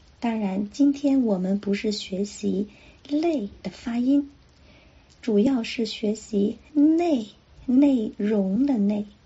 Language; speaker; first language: Chinese; non-native, local second language; Cantonese